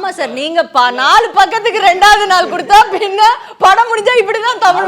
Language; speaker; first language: Tamil; native; Tamil